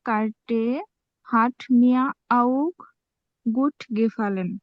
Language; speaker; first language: German; non-native, learner; Bangla